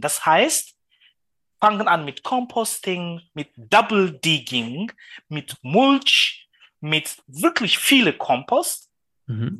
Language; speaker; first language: German; non-native, learner; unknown